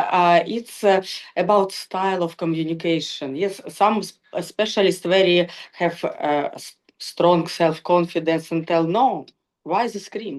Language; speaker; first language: English; non-native, learner; Russian